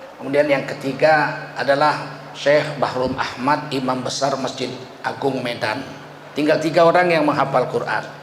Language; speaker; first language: Indonesian; native; Indonesian